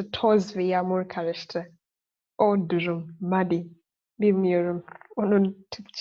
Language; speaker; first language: Turkish; non-native, fluent; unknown